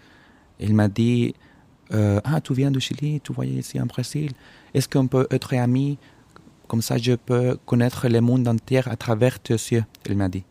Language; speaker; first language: French; non-native, fluent; Spanish